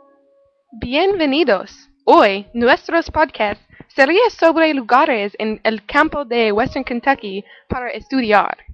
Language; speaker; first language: Spanish; non-native, learner; English